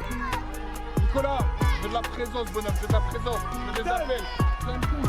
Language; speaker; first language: French; native; French